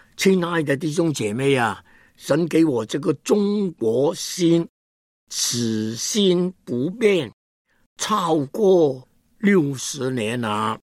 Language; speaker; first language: Chinese; non-native, local second language; Cantonese